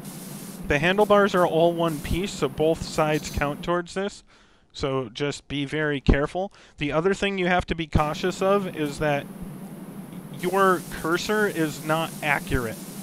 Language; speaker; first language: English; native; English